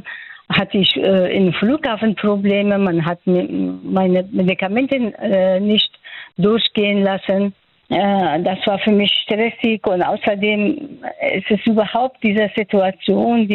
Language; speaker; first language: German; non-native, fluent; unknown